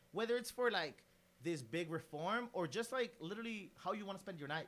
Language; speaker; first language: English; early bilingual, other home language; Spanish